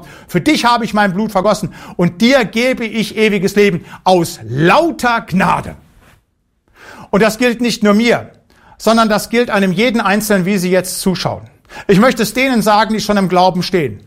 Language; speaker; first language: German; native; German